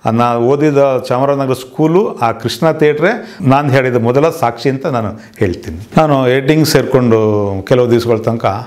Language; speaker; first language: Kannada; native; Kannada